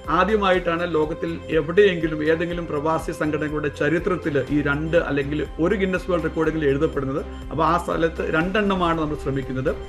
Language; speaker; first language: Malayalam; native; Malayalam